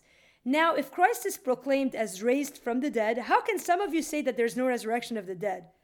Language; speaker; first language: English; native; English